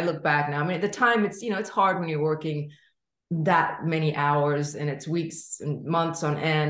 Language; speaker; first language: English; native; English